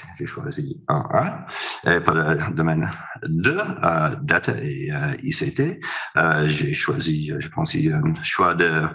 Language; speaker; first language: French; non-native, fluent; English